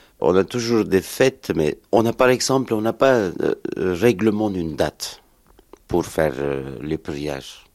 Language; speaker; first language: French; non-native, learner; Kurdish